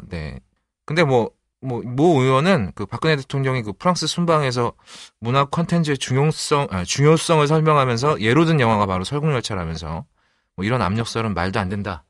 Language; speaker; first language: Korean; native; Korean